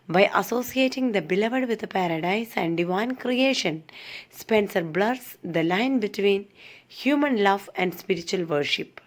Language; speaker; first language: English; non-native, local second language; Malayalam